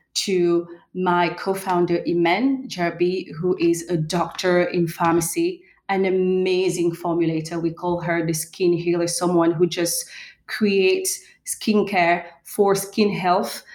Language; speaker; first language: English; non-native, fluent; French